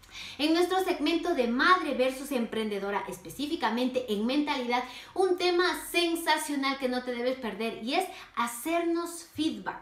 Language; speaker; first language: Spanish; native; Spanish